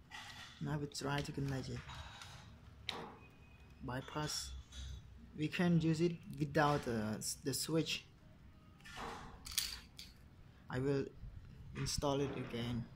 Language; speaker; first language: English; non-native, learner; Khmer